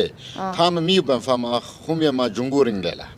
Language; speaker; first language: Chinese; non-native, learner; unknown